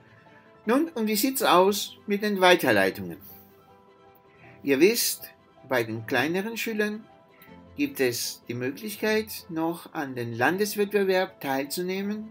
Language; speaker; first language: German; non-native, fluent; Spanish